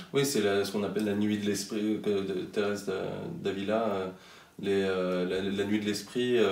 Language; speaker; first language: French; native; French